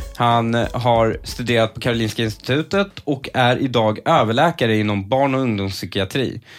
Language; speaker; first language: Swedish; native; Swedish